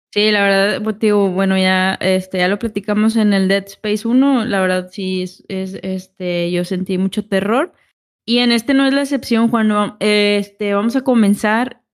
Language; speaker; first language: Spanish; native; Spanish